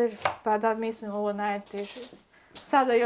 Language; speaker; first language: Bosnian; non-native, learner; Chinese